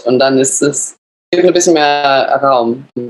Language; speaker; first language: German; early bilingual, other home language; English